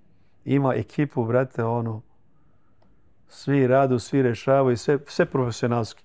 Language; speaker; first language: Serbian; early bilingual, heritage; Croatian